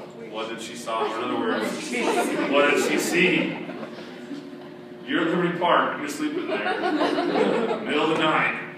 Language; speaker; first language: English; native; English